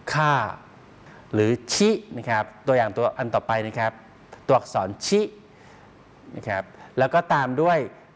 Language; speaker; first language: Thai; native; Thai